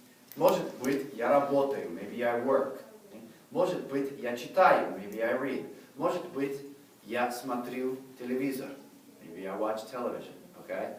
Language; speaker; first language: Russian; non-native, fluent; English